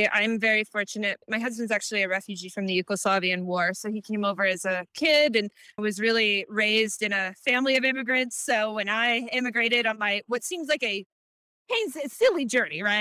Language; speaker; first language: English; native; English